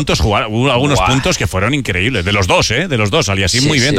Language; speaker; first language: Spanish; native; Spanish